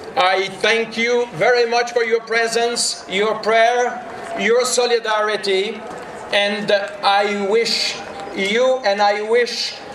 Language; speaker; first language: English; non-native, fluent; French